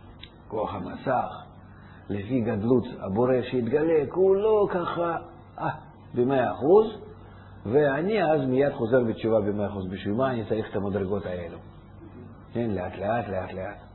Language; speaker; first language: Hebrew; non-native, fluent; Russian